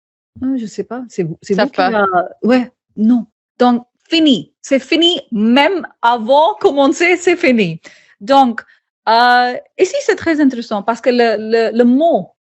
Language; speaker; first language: French; non-native, fluent; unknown